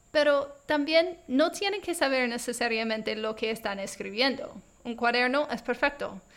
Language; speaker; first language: Spanish; non-native, fluent; English